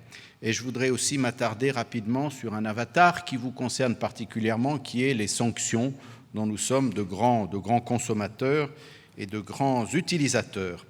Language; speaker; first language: French; native; French